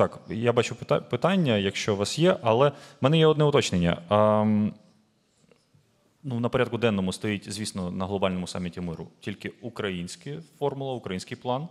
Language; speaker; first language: Ukrainian; native; Ukrainian